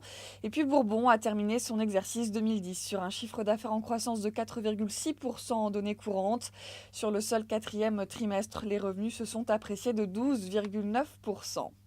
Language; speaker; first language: French; native; French